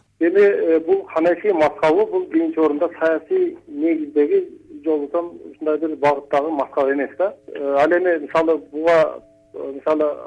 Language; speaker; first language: Kyrgyz; native; Kyrgyz